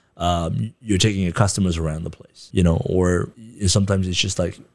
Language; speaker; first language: English; non-native, local second language; Tibetan